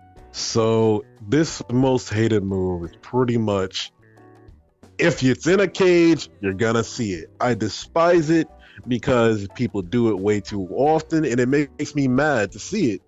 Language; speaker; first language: English; native; English